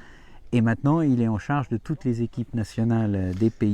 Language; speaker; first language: French; native; French